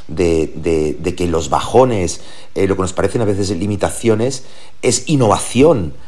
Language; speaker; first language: Spanish; early bilingual, heritage; German